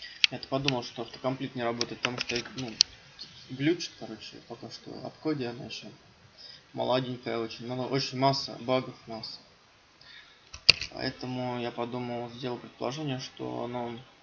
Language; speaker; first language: Russian; native; Russian